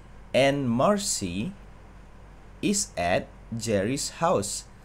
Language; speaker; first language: English; non-native, local second language; Malay